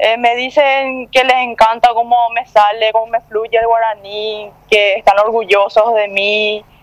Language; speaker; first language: Spanish; early bilingual, other home language; Korean